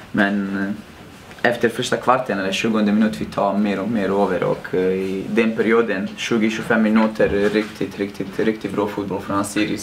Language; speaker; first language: Swedish; non-native, fluent; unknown